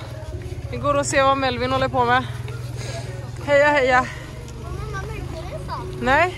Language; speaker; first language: Swedish; native; Swedish